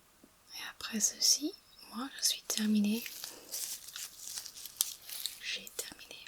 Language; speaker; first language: French; non-native, fluent; English